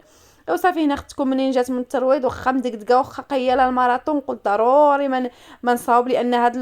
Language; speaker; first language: Arabic; native; Arabic